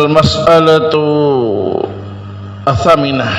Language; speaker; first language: Arabic; non-native, fluent; Indonesian